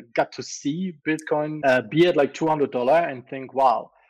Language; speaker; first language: English; non-native, fluent; German